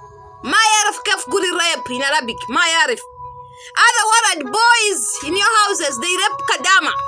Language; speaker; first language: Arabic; non-native, learner; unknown